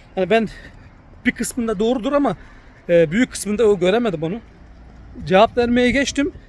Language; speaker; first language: Turkish; early bilingual, heritage; Turkish